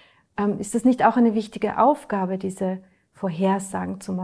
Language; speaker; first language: German; native; German